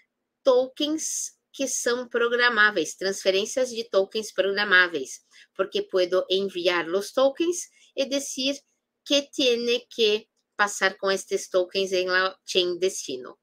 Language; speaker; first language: Spanish; non-native, fluent; Portuguese